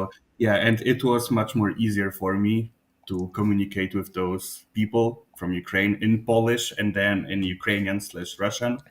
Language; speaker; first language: English; non-native, fluent; Polish